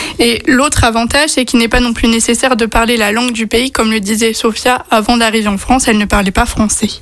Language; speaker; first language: French; native; French